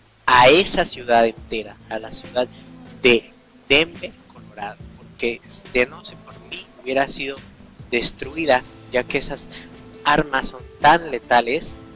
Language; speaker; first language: Spanish; native; Spanish